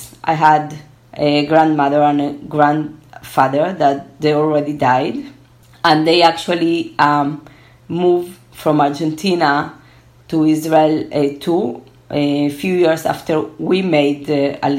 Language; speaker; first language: English; early bilingual, other home language; Spanish